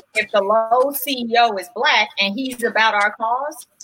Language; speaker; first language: English; native; English